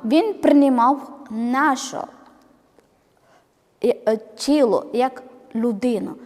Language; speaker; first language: Ukrainian; non-native, learner; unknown